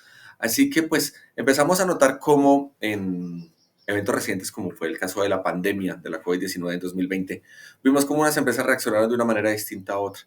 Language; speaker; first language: Spanish; native; Spanish